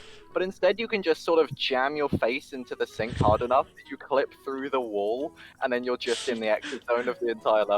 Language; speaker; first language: English; native; English